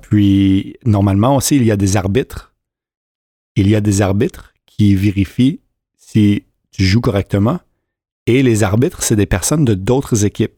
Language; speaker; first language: French; native; French